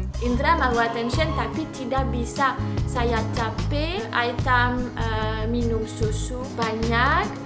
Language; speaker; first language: Indonesian; non-native, learner; English